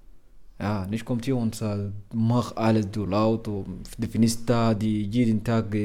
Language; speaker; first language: German; non-native, learner; Arabic